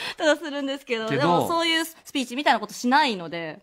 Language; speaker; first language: Japanese; native; Japanese